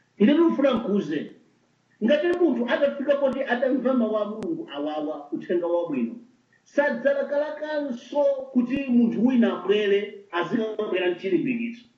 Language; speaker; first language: Nyanja; native; Nyanja